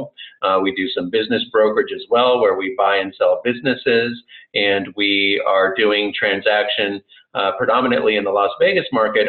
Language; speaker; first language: English; native; English